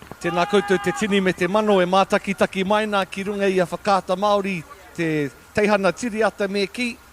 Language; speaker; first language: Māori; non-native, local second language; English